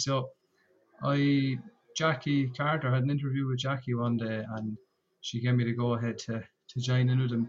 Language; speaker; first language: English; native; English